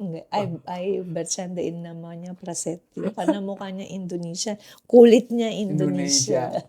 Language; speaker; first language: Indonesian; non-native, fluent; Filipino